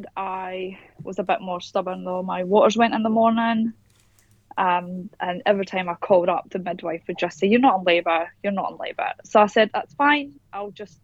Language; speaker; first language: English; native; English